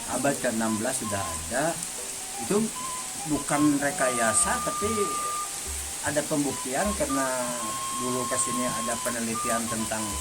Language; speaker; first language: Indonesian; non-native, local second language; Sundanese